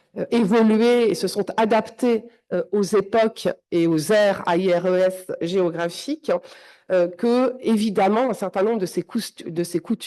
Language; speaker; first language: French; native; French